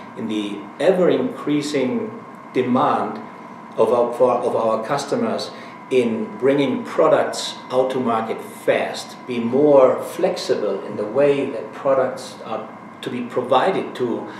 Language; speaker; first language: English; non-native, fluent; German